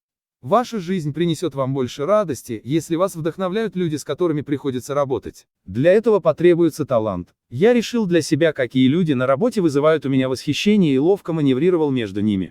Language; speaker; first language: Russian; native; Russian